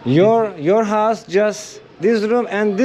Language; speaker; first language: English; non-native, learner; Turkish